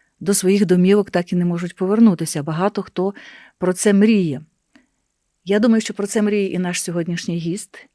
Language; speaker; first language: Ukrainian; native; Ukrainian